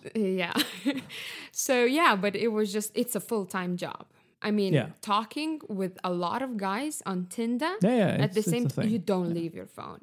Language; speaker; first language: English; non-native, fluent; Lithuanian